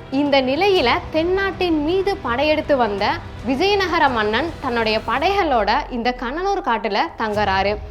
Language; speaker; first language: Tamil; native; Tamil